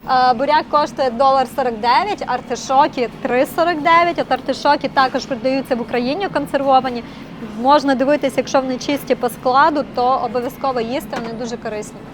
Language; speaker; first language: Ukrainian; non-native, local second language; Russian